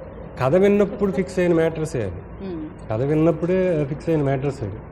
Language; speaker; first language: Telugu; native; Telugu